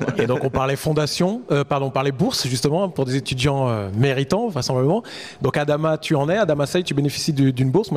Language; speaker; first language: French; native; French